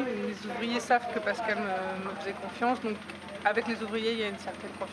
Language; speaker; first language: French; native; French